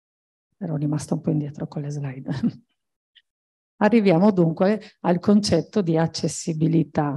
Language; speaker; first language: Italian; native; Italian